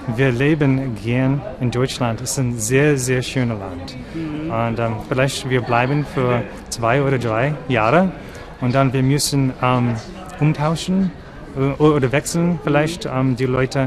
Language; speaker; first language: German; non-native, learner; English